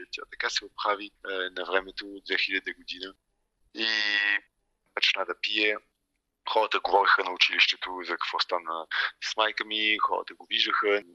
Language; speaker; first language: Bulgarian; early bilingual, heritage; Bulgarian